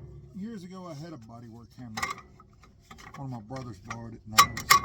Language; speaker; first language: English; native; English